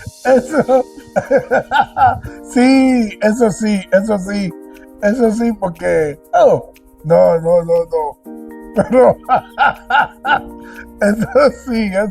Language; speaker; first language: Spanish; non-native, local second language; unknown